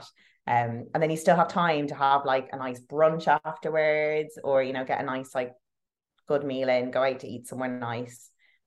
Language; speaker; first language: English; native; English